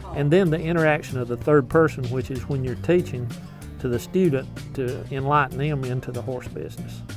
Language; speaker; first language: English; native; English